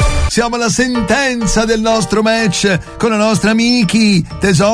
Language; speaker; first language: Italian; native; Italian